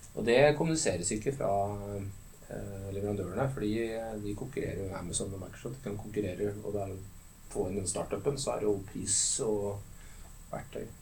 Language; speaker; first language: Norwegian; native; Norwegian